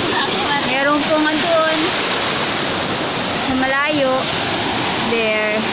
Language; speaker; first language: Filipino; native; Filipino